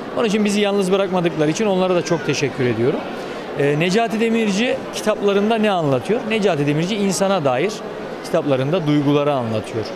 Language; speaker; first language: Turkish; native; Turkish